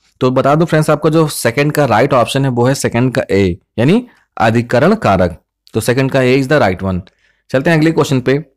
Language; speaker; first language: Hindi; native; Hindi